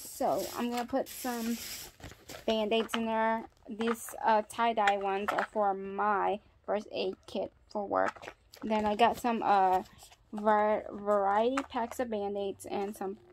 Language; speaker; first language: English; native; English